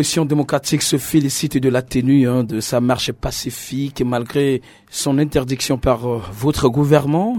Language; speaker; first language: French; non-native, local second language; Sango